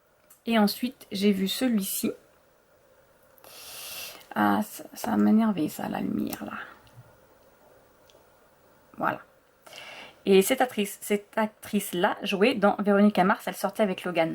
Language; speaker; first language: French; native; French